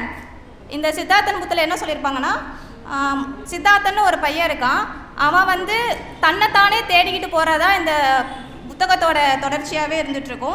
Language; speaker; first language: Tamil; native; Tamil